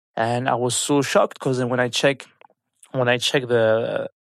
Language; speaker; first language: English; non-native, fluent; French